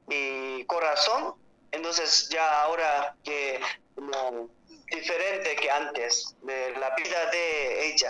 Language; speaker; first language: Spanish; non-native, learner; Korean